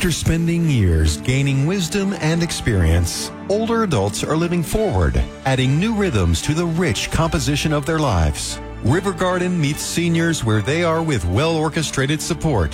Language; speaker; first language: English; native; English